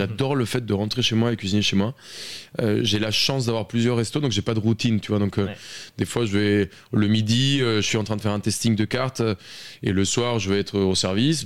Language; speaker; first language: French; non-native, fluent; Spanish